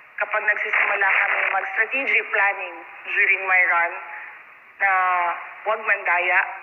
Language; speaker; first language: Filipino; non-native, local second language; Cebuano